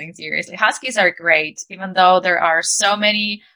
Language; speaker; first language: English; non-native, fluent; Ukrainian